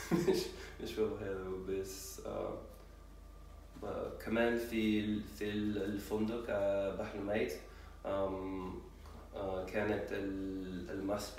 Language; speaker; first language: Arabic; non-native, learner; English